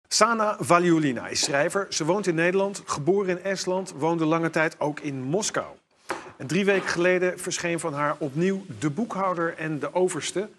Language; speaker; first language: Dutch; native; Dutch